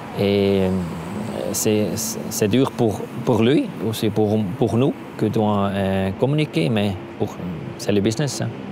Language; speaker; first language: French; non-native, learner; German